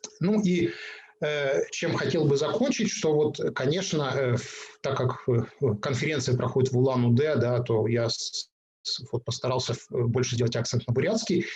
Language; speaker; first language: Russian; native; Russian